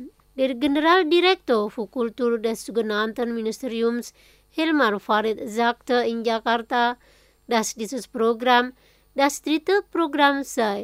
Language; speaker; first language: German; non-native, fluent; Indonesian